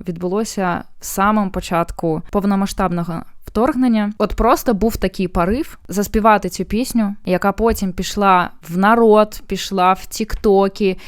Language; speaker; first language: Ukrainian; non-native, local second language; Russian